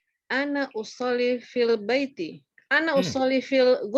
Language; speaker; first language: Arabic; non-native, learner; Indonesian